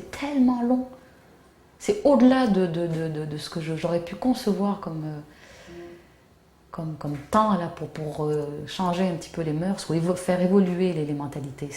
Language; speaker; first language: French; early bilingual, other home language; Arabic